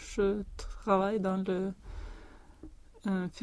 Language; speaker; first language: French; non-native, learner; Swedish